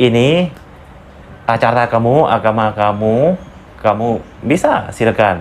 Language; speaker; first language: Indonesian; non-native, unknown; Lao